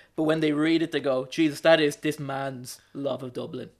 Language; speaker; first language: English; native; English